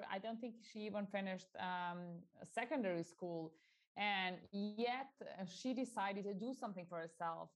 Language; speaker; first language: English; non-native, fluent; Albanian